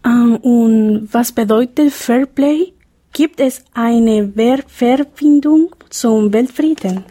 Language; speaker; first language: German; non-native, learner; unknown